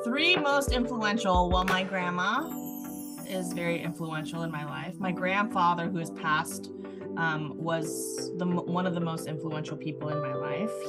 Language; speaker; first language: English; native; English